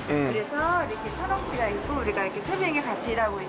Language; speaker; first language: Korean; native; Korean